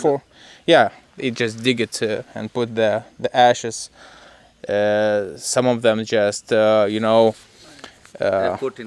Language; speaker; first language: English; non-native, learner; Lithuanian